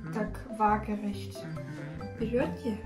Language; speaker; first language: Russian; early bilingual, heritage; Russian